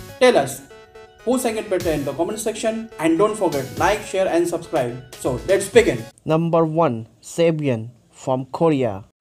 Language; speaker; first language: English; non-native, fluent; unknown